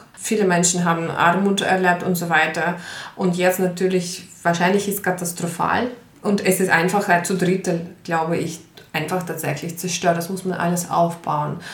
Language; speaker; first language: German; non-native, fluent; Ukrainian